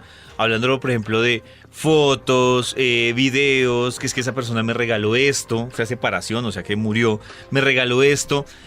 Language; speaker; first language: Spanish; native; Spanish